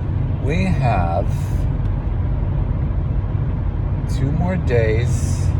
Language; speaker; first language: English; native; English